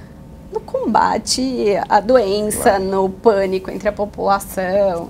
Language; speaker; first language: Portuguese; native; Portuguese